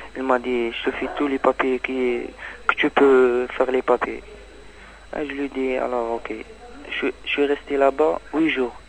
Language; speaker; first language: French; non-native, learner; Arabic